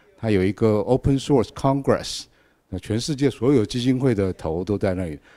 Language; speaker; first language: Chinese; native; Chinese